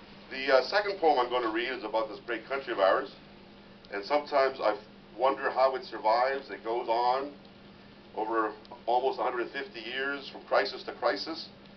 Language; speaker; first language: English; native; English